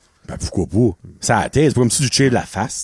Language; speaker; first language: French; native; French